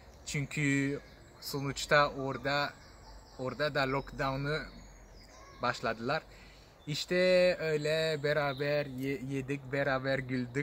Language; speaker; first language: Turkish; non-native, fluent; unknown